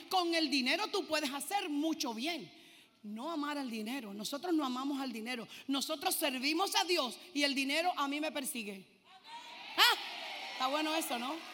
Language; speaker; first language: Spanish; native; Spanish